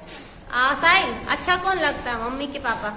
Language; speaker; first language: Hindi; non-native, local second language; Kashmiri